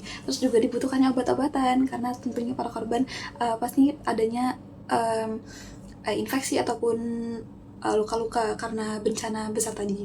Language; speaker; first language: Indonesian; native; Indonesian